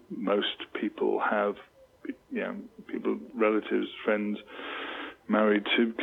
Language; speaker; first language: English; native; English